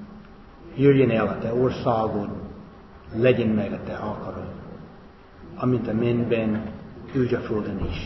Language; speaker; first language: Hungarian; non-native, fluent; English